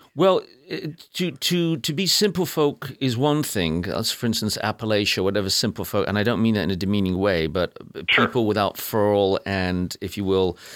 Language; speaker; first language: English; native; English